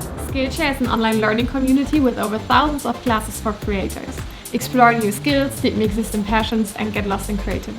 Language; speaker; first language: English; non-native, fluent; German